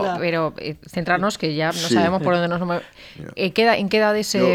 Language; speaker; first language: Spanish; native; Spanish